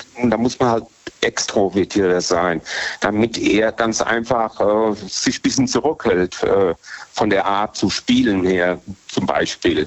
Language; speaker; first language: German; native; German